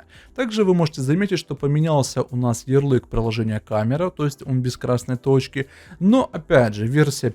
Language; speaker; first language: Russian; native; Russian